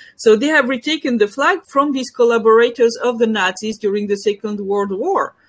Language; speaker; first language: English; non-native, fluent; French